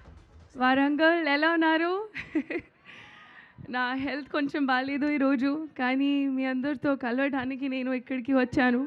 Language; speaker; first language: Telugu; non-native, learner; Hindi